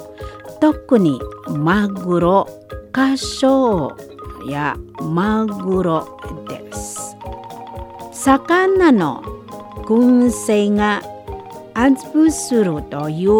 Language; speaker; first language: Japanese; non-native, learner; Indonesian